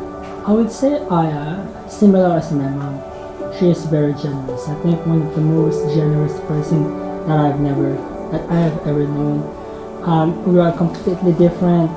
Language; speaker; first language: English; non-native, fluent; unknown